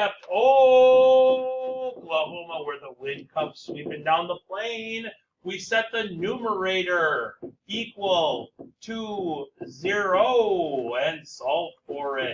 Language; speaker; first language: English; native; English